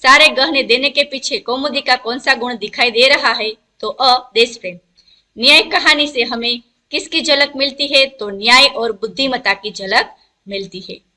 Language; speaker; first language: Hindi; non-native, local second language; Gujarati